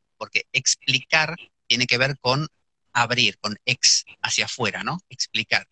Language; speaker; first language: Spanish; native; Spanish